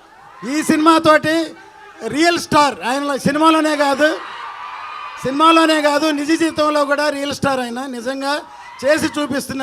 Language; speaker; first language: Telugu; native; Telugu